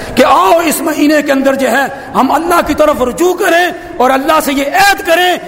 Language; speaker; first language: Urdu; native; Urdu